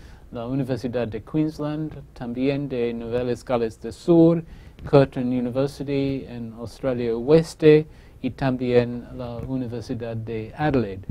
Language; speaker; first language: Spanish; non-native, fluent; English